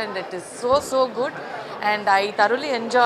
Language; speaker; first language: Tamil; native; Tamil